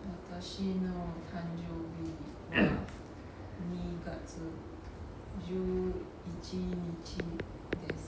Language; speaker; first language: Japanese; non-native, learner; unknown